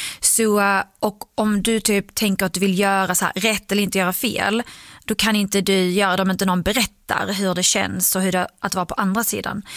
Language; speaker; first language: Swedish; early bilingual, other home language; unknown